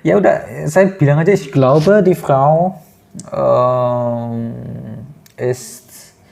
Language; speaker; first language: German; non-native, fluent; Indonesian